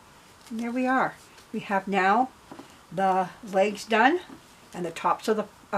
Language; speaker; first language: English; native; English